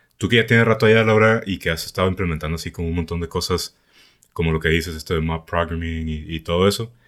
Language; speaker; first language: Spanish; native; Spanish